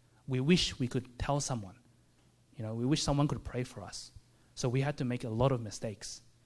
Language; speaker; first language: English; native; English